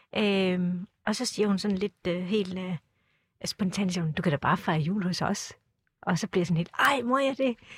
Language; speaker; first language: Danish; early bilingual, other home language; Turkish